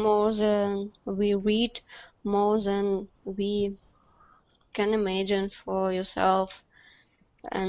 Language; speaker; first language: English; non-native, learner; Russian